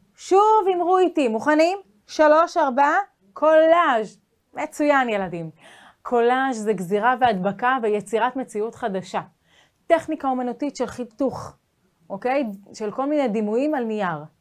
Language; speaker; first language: Hebrew; native; Hebrew